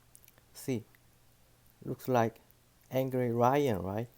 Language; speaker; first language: English; non-native, learner; Korean